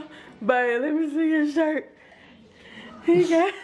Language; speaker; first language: English; native; English